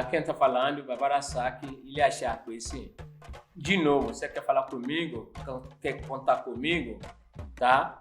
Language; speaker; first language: Portuguese; non-native, learner; Yoruba